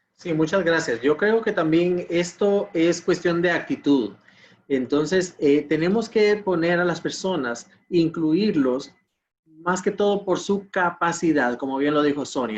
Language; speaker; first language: Spanish; native; Spanish